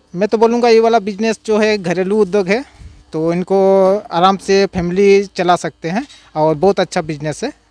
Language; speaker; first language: Hindi; native; Hindi